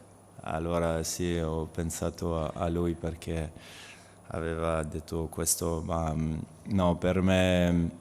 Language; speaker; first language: Italian; non-native, learner; French